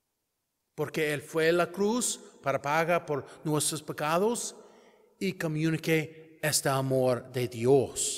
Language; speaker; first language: Spanish; non-native, learner; English